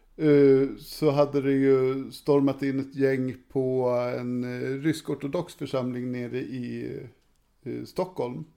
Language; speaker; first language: Swedish; native; Swedish